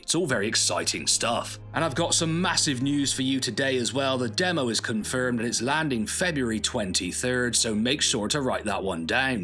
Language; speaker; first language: English; native; English